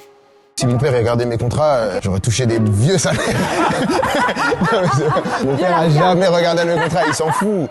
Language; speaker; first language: French; native; French